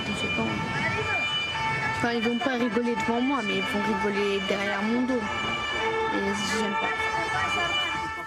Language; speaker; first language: French; early bilingual, other home language; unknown